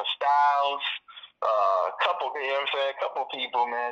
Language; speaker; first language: English; early bilingual, other home language; Spanish